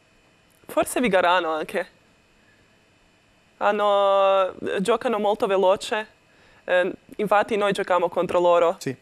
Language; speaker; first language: Italian; non-native, learner; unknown